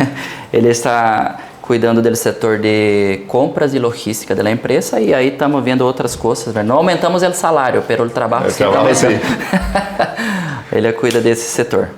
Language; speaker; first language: Portuguese; early bilingual, heritage; Portuguese